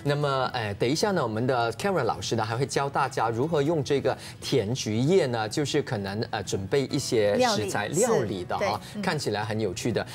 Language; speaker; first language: Chinese; native; Chinese